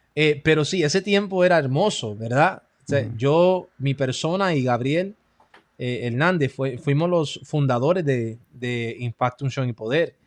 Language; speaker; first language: Spanish; early bilingual, heritage; Spanish